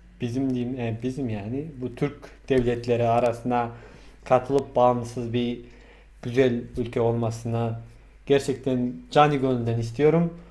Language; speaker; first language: Turkish; non-native, fluent; Mongolian